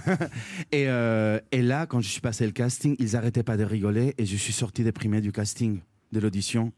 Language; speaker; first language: French; non-native, fluent; Spanish